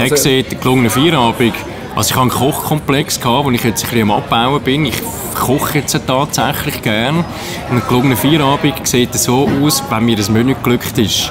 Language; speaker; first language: German; native; German